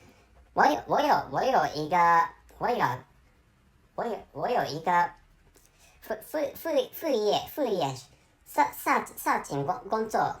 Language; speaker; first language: Chinese; non-native, learner; Japanese